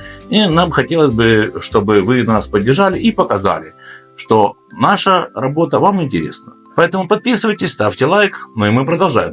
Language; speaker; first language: Russian; native; Russian